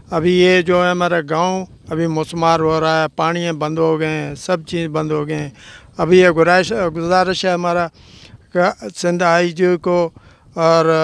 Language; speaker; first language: Urdu; non-native, local second language; Sindhi